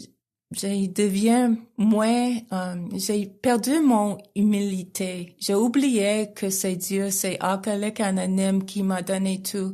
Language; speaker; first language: French; non-native, local second language; English